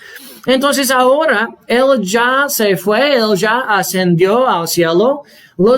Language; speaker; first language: Spanish; non-native, fluent; English